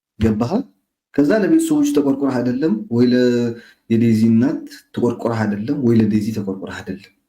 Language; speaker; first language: Amharic; non-native, local second language; Tigrinya